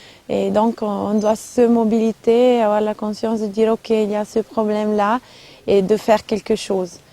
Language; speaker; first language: French; non-native, local second language; Italian